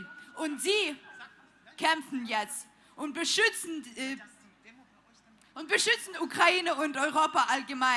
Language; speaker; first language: German; non-native, fluent; Ukrainian